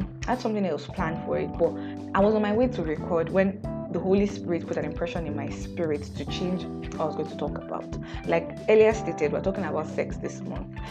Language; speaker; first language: English; non-native, local second language; Yoruba